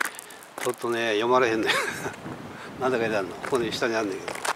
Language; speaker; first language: Japanese; native; Japanese